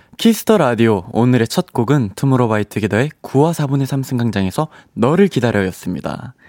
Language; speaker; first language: Korean; native; Korean